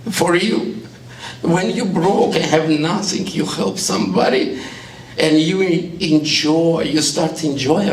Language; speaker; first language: English; non-native, learner; Estonian